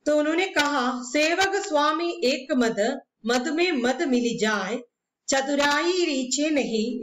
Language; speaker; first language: Hindi; non-native, local second language; Malayalam